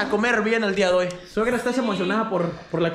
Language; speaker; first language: Spanish; native; Spanish